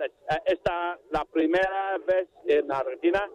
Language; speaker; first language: Spanish; non-native, learner; Welsh